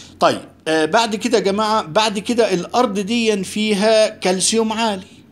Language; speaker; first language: Arabic; native; Arabic